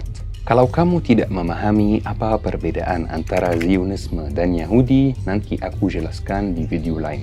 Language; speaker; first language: Indonesian; non-native, fluent; Arabic